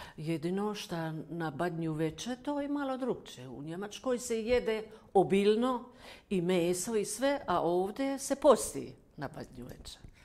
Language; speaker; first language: Croatian; non-native, fluent; German